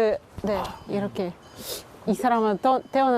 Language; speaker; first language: Korean; non-native, fluent; Russian